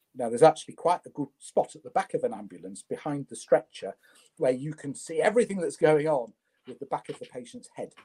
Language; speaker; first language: English; native; English